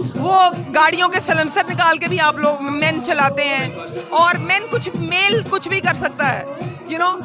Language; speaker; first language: Urdu; early bilingual, heritage; Urdu